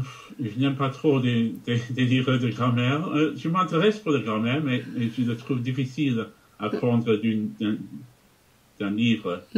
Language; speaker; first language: French; non-native, fluent; English